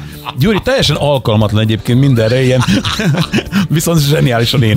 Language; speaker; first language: Hungarian; native; Hungarian